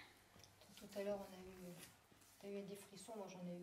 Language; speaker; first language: French; native; French